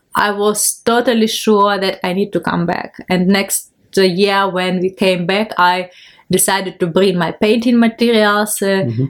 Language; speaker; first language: English; non-native, fluent; Ukrainian